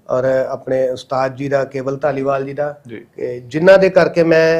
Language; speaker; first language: Punjabi; native; Punjabi